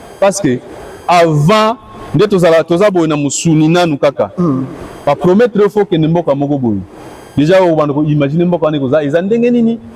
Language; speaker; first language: Lingala; non-native, local second language; Kongo